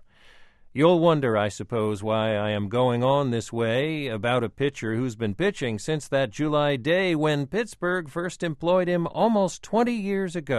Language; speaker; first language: English; native; English